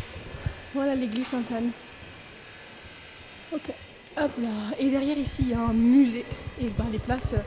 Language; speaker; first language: French; native; French